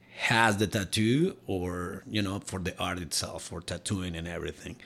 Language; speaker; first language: English; non-native, fluent; Spanish